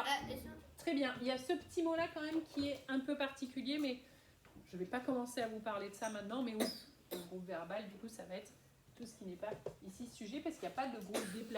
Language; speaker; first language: French; native; French